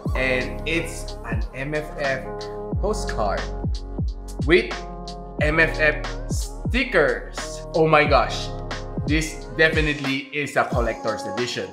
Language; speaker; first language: English; non-native, local second language; Filipino